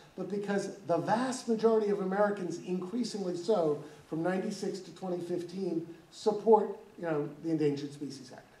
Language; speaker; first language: English; native; English